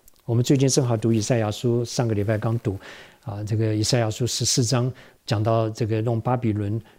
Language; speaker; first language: Chinese; native; Chinese